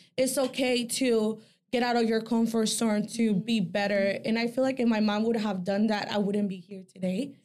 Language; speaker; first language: English; early bilingual, other home language; Spanish